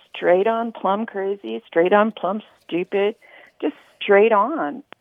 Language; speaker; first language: English; native; English